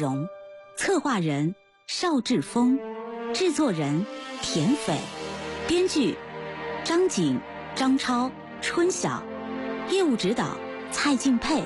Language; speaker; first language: Chinese; native; Chinese